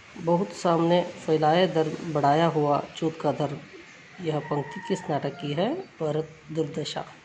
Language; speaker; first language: Hindi; non-native, local second language; Kannada